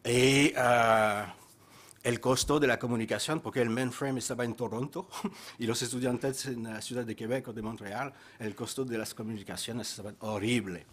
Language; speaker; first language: Spanish; non-native, fluent; French